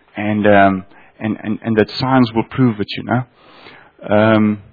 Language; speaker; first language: English; non-native, local second language; Afrikaans